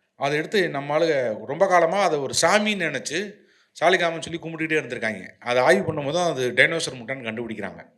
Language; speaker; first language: Tamil; non-native, local second language; Malayalam